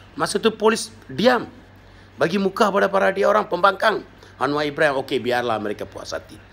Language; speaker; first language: Malay; non-native, local second language; Tamil